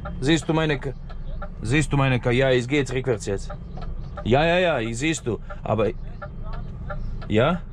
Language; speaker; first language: German; non-native, learner; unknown